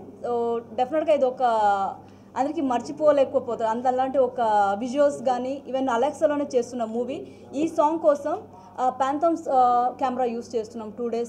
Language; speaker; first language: Telugu; non-native, fluent; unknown